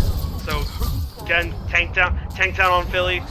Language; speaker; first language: English; native; English